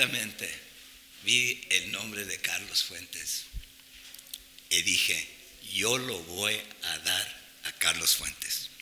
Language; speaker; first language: Spanish; non-native, fluent; English